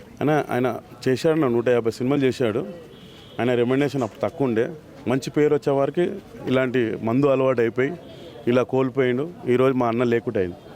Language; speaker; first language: Telugu; native; Telugu